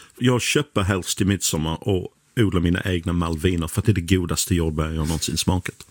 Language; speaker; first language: Swedish; non-native, fluent; English